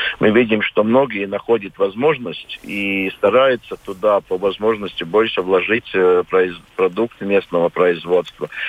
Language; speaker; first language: Russian; non-native, local second language; Latvian